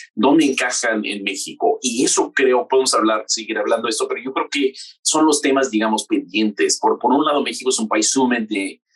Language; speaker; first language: Spanish; non-native, fluent; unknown